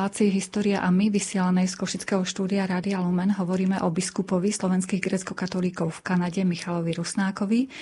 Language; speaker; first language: Slovak; native; Slovak